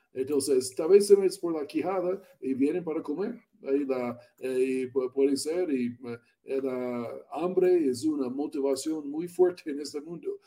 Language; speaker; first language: Spanish; non-native, learner; English